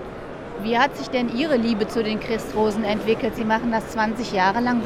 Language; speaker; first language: German; native; German